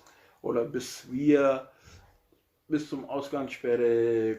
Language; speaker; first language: German; non-native, learner; Urdu